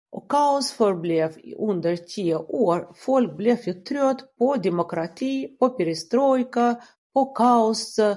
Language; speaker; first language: Swedish; non-native, fluent; Russian